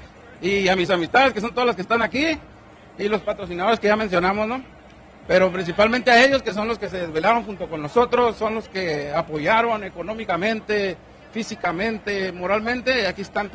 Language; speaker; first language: Spanish; native; Spanish